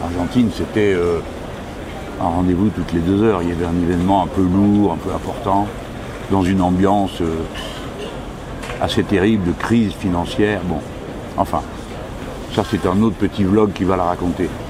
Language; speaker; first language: French; native; French